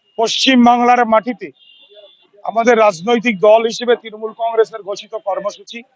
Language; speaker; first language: Bangla; native; Bangla